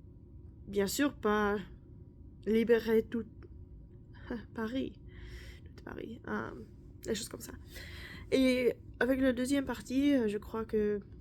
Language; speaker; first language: French; non-native, learner; English